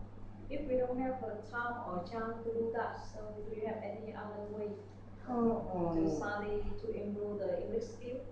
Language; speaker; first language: English; non-native, learner; Vietnamese